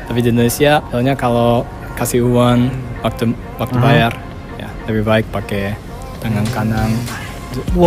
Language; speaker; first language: Indonesian; non-native, learner; Japanese